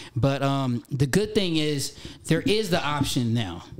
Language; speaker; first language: English; native; English